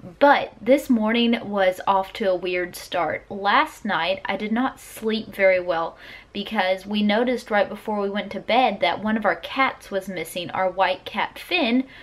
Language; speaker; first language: English; native; English